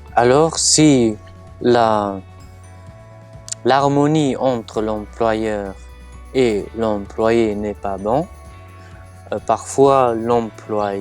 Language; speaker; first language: French; non-native, fluent; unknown